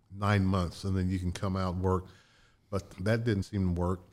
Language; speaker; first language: English; native; English